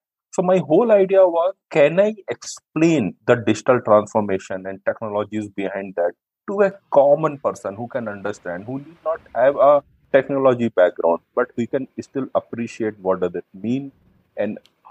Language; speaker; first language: English; non-native, local second language; Hindi